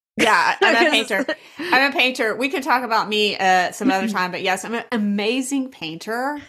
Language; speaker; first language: English; native; English